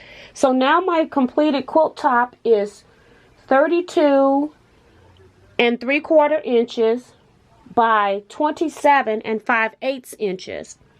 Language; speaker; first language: English; native; English